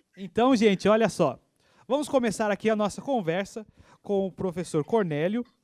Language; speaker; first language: Portuguese; native; Portuguese